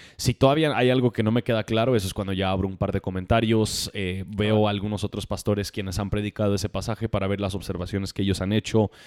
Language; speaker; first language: Spanish; non-native, fluent; English